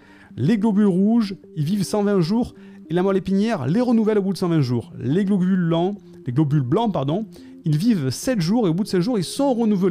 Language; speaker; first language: French; native; French